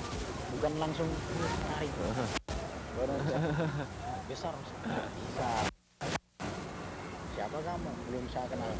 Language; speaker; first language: Indonesian; non-native, learner; Japanese